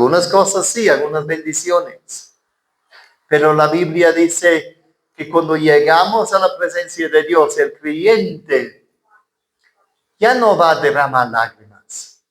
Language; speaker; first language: Spanish; non-native, fluent; English